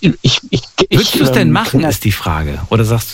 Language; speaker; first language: German; native; German